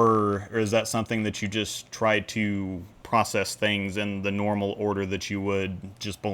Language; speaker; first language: English; native; English